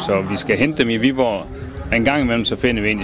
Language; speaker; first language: Danish; native; Danish